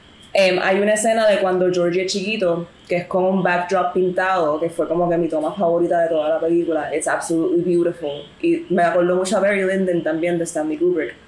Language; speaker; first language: Spanish; native; Spanish